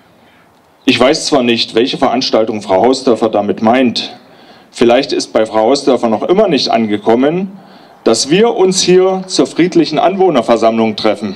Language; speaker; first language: German; native; German